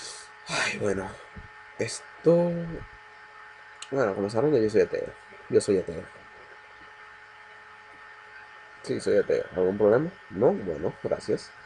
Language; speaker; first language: Spanish; native; Spanish